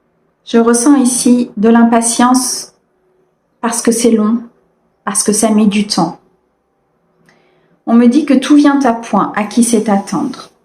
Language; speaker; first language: French; native; French